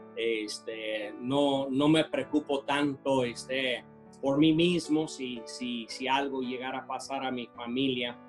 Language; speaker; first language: Spanish; non-native, fluent; English